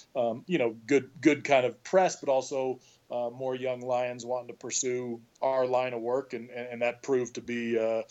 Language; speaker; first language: English; native; English